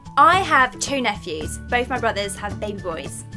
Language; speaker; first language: English; native; English